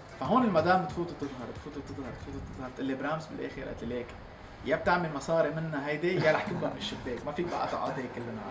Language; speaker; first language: Arabic; early bilingual, heritage; Arabic